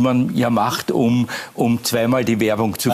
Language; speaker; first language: German; native; German